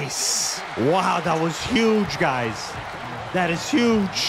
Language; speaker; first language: English; native; English